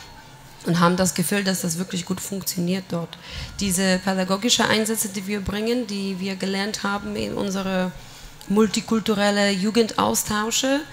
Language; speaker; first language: German; non-native, fluent; Polish